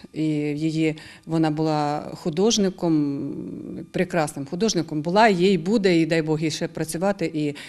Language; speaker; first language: Ukrainian; native; Ukrainian